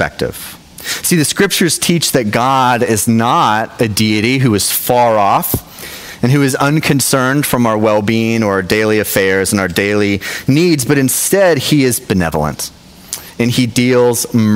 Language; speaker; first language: English; native; English